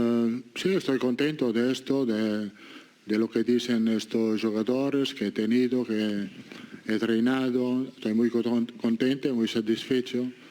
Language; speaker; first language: Spanish; non-native, fluent; Italian